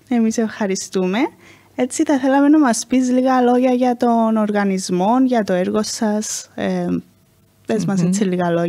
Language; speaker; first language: Greek; native; Greek